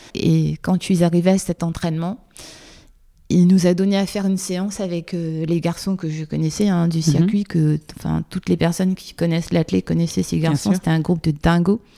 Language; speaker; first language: French; native; French